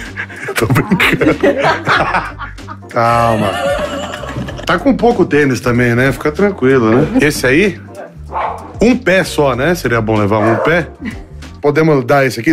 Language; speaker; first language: Portuguese; native; Portuguese